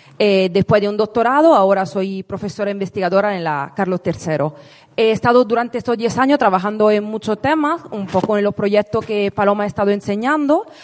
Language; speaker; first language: Spanish; non-native, fluent; Italian